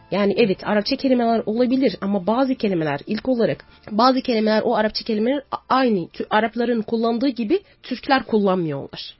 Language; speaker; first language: Turkish; non-native, fluent; Arabic